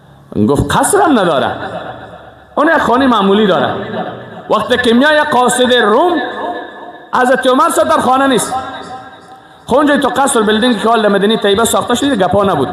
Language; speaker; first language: Persian; native; Persian